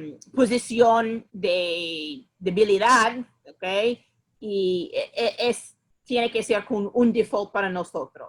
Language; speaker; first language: Spanish; non-native, fluent; English